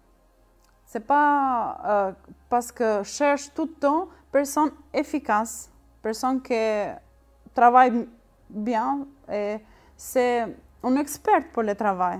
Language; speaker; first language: French; non-native, learner; Albanian